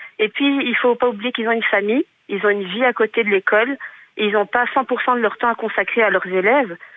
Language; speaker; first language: French; native; French